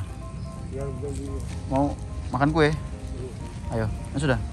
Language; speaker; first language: Indonesian; native; Indonesian